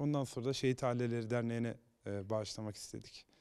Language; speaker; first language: Turkish; native; Turkish